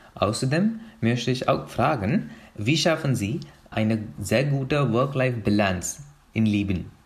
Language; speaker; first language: German; non-native, learner; Hindi